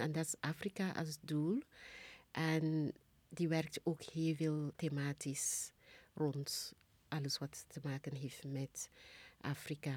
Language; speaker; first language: Dutch; non-native, fluent; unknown